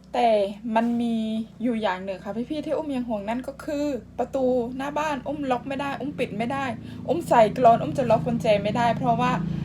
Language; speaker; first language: Thai; native; Thai